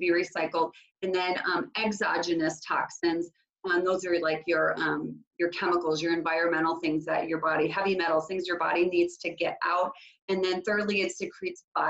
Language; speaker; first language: English; native; English